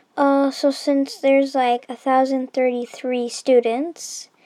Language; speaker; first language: English; early bilingual, heritage; English